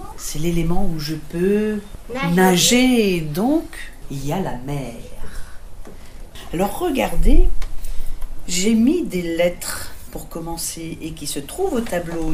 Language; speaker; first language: French; non-native, fluent; Greek